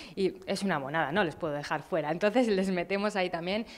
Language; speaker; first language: Spanish; native; Spanish